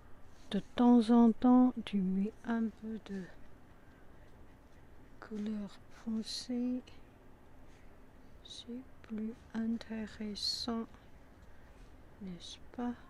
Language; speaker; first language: French; non-native, fluent; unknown